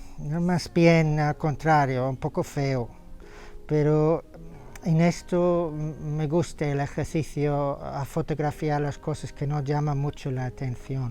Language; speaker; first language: Spanish; non-native, fluent; English